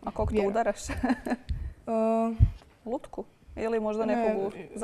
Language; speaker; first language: Croatian; native; Croatian